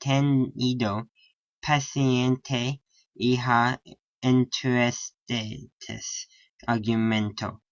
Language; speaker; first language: Spanish; non-native, learner; English